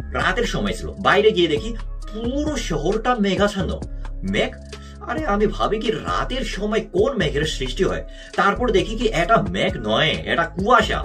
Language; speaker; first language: Bangla; non-native, fluent; Korean